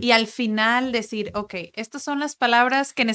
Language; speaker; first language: Spanish; native; Spanish